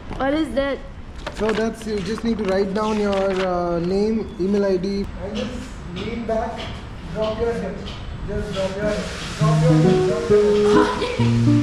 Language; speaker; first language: English; non-native, learner; Korean